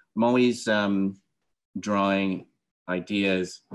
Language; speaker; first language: English; native; English